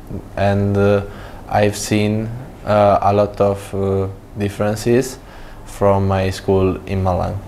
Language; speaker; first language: English; non-native, fluent; Italian